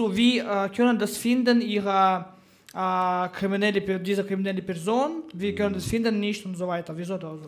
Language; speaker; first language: German; non-native, learner; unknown